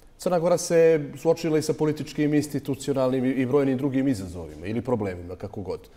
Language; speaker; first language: Serbian; native; Serbian